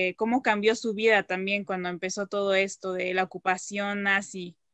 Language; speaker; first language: Spanish; native; Spanish